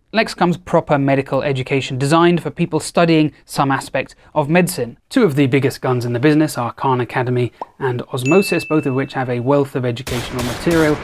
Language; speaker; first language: English; native; English